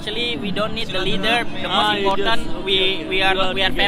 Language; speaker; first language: English; non-native, learner; Indonesian